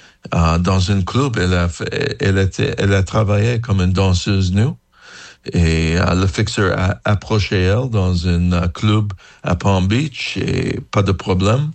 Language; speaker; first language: French; non-native, learner; English